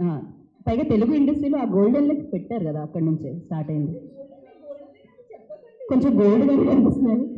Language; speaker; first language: Telugu; native; Telugu